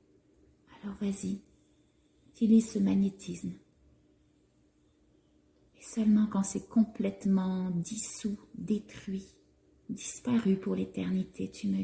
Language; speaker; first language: French; native; French